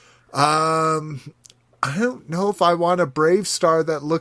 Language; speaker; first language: English; native; English